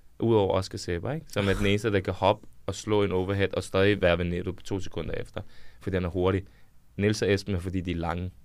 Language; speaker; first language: Danish; early bilingual, other home language; Serbian